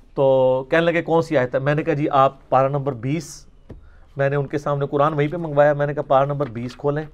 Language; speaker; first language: Urdu; non-native, local second language; Punjabi